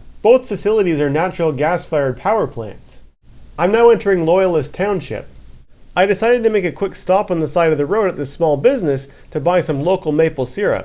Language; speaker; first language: English; native; English